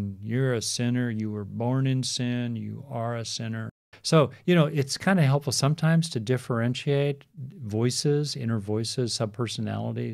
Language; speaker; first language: English; native; English